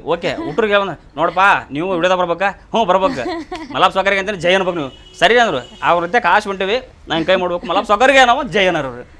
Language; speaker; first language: Kannada; native; Kannada